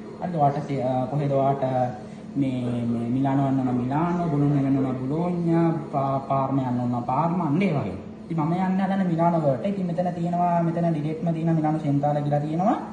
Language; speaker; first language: Sinhala; native; Sinhala